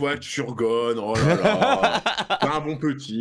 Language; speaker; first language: French; native; French